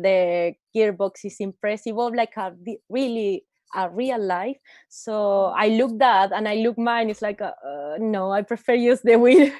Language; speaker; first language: English; non-native, learner; Spanish